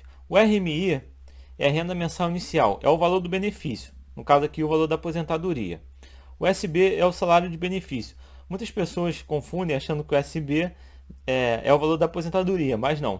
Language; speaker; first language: Portuguese; native; Portuguese